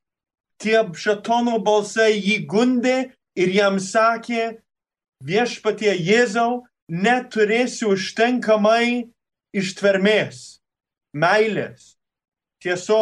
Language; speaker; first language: Lithuanian; early bilingual, heritage; Lithuanian